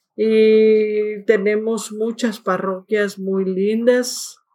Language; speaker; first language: Spanish; native; Spanish